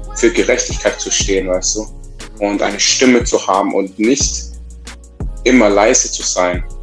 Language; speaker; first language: German; native; German